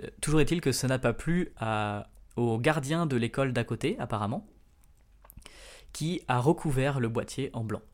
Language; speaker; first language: French; native; French